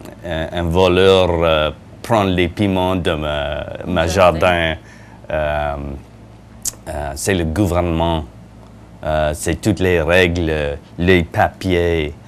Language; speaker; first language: French; non-native, learner; English